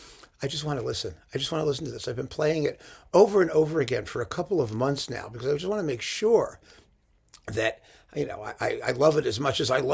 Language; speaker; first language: English; native; English